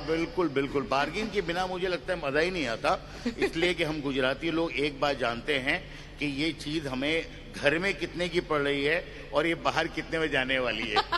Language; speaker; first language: Hindi; native; Hindi